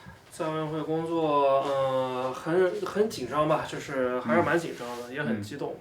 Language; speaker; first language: Chinese; native; Chinese